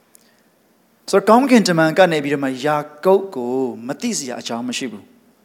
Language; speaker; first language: Burmese; non-native, local second language; Hakha Chin